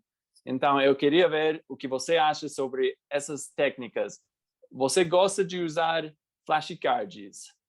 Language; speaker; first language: Portuguese; non-native, fluent; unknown